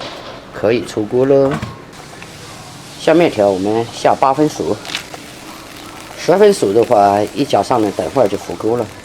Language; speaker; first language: Chinese; native; Chinese